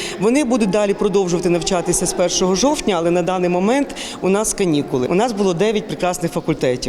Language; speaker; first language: Ukrainian; native; Ukrainian